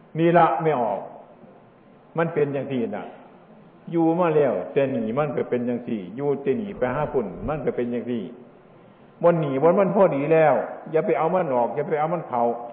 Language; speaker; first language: Thai; non-native, local second language; Northeastern Thai